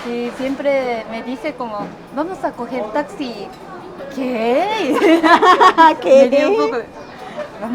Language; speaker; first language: Spanish; non-native, fluent; Japanese